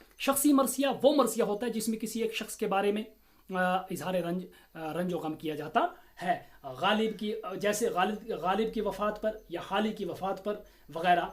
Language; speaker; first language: Urdu; non-native, local second language; Kashmiri